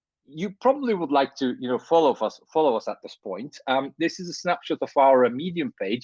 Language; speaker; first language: English; non-native, fluent; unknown